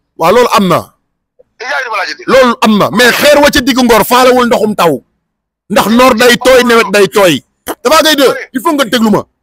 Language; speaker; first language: Wolof; native; Wolof